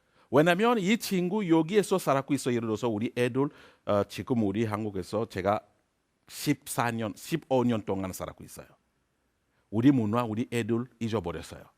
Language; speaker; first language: Korean; non-native, learner; French